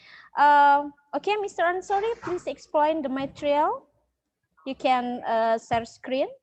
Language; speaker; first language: English; non-native, learner; Indonesian